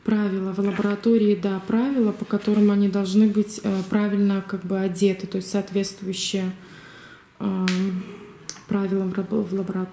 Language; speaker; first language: Russian; native; Russian